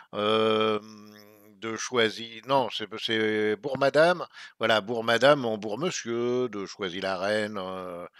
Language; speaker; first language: French; native; French